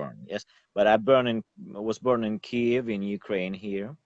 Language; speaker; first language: English; non-native, learner; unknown